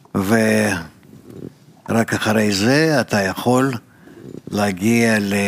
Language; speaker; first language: Hebrew; non-native, fluent; Russian